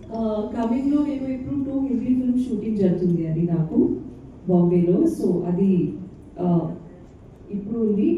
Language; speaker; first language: Telugu; non-native, learner; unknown